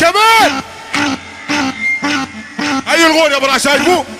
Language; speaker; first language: Arabic; native; Arabic